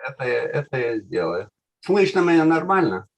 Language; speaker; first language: Russian; native; Russian